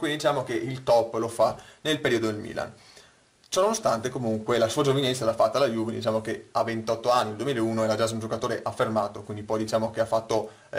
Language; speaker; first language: Italian; native; Italian